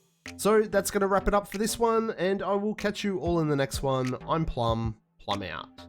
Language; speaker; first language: English; native; English